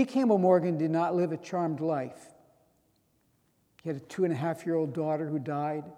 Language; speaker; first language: English; native; English